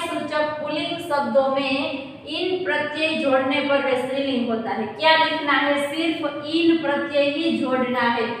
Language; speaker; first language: Hindi; non-native, local second language; Gujarati